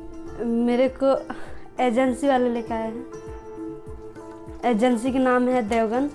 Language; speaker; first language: Hindi; non-native, local second language; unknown